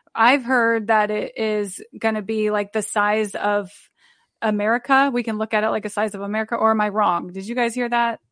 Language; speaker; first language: English; native; English